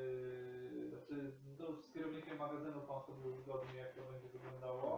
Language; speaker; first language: Polish; native; Polish